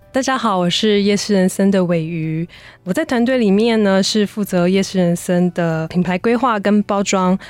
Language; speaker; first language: Chinese; native; Chinese